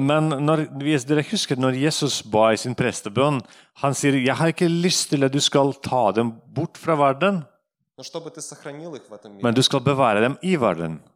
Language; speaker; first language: Norwegian; non-native, fluent; Russian